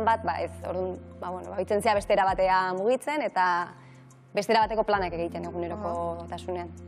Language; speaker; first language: Basque; native; Basque